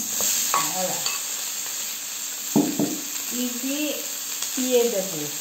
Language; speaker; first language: French; non-native, learner; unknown